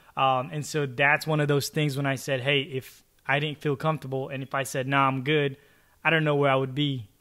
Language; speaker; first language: English; early bilingual, other home language; Chavacano